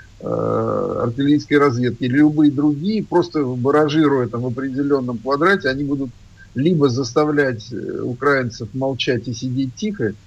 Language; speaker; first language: Russian; native; Russian